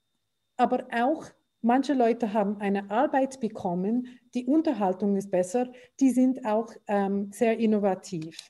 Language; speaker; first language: German; non-native, fluent; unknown